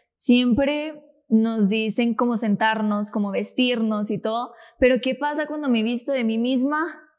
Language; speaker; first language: Spanish; native; Spanish